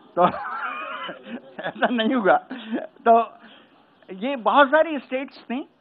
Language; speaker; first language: Hindi; native; Hindi